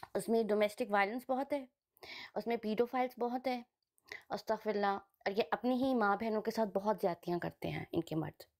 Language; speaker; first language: Hindi; early bilingual, heritage; Hindi